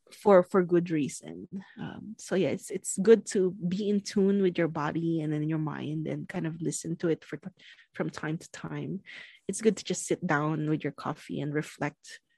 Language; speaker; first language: English; non-native, local second language; Filipino